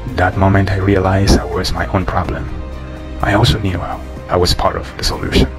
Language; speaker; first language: English; non-native, fluent; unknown